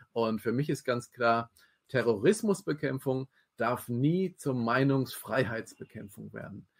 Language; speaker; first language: German; native; German